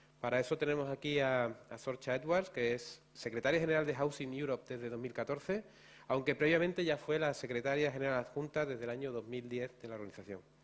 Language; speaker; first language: Spanish; native; Spanish